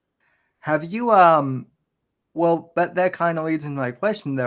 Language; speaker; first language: English; native; English